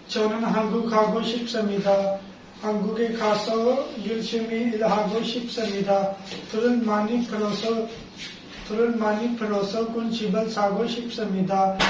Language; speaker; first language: Korean; non-native, learner; Punjabi